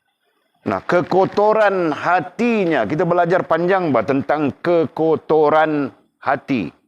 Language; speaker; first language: Malay; native; Malay